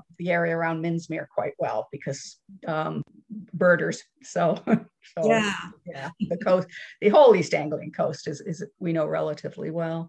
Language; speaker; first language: English; native; English